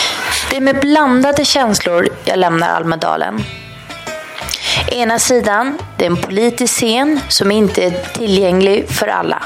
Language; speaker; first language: Swedish; early bilingual, other home language; Persian